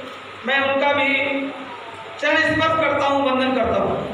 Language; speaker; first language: Hindi; native; Hindi